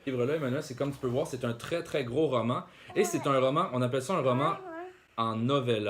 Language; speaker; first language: French; native; French